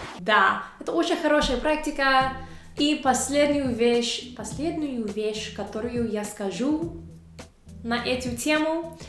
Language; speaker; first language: Russian; non-native, fluent; English